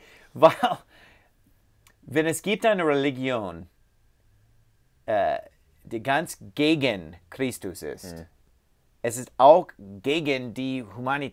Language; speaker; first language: German; non-native, fluent; English